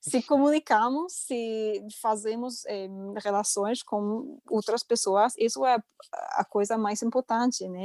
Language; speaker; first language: Portuguese; non-native, fluent; English